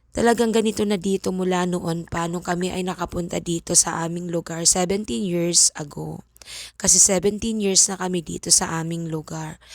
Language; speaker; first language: Filipino; non-native, local second language; Bikol